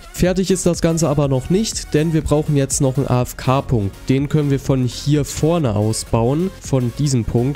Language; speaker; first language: German; native; German